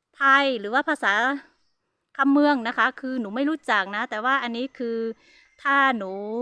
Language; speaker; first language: Thai; non-native, local second language; Hmong